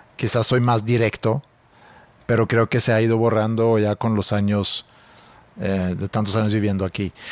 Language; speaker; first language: Spanish; non-native, fluent; Swedish